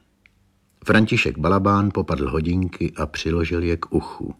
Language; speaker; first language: Czech; native; Czech